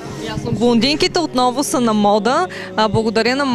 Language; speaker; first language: Bulgarian; native; Bulgarian